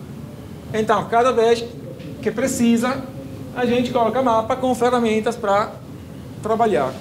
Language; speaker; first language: Portuguese; non-native, fluent; Italian